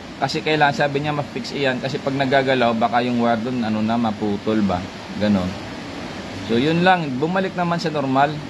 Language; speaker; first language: Filipino; non-native, local second language; Hiligaynon